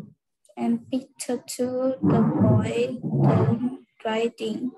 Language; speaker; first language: English; non-native, learner; Vietnamese